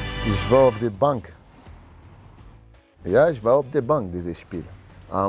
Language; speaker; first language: German; non-native, learner; French